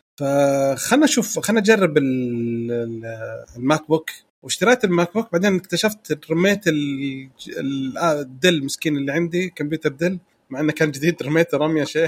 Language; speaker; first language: Arabic; native; Arabic